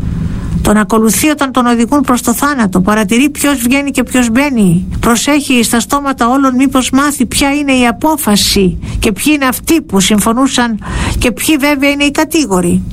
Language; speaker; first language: Greek; native; Greek